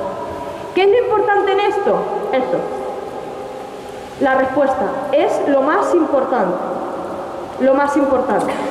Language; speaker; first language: Spanish; native; Spanish